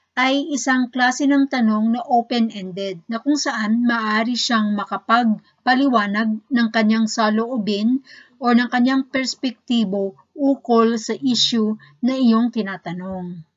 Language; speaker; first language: Filipino; native; Filipino